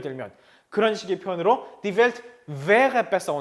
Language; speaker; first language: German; non-native, fluent; Korean